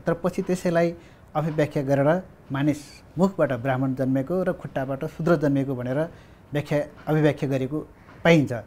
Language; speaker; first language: Nepali; native; Nepali